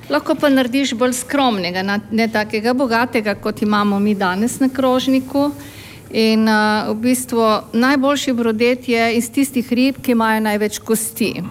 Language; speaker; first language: Slovenian; native; Slovenian